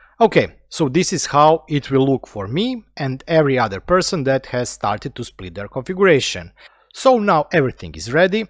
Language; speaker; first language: English; non-native, fluent; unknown